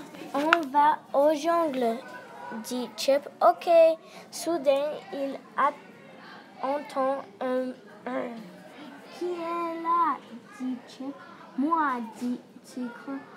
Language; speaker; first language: French; non-native, learner; English